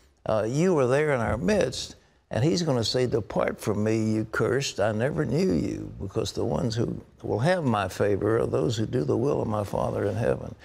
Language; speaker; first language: English; native; English